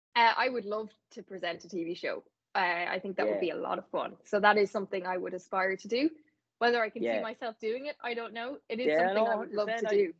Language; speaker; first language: English; native; English